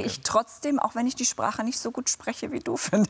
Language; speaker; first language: German; native; German